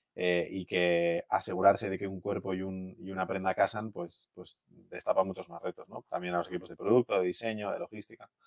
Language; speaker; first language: Spanish; native; Spanish